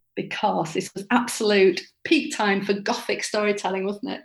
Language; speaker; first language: English; native; English